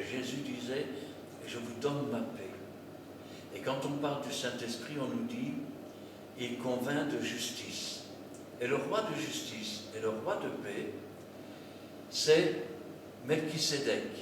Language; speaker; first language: French; native; French